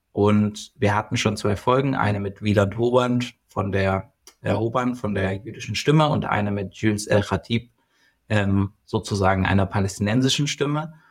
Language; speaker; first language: German; native; German